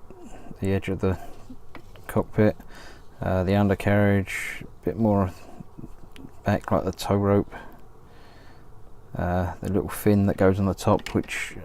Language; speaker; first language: English; native; English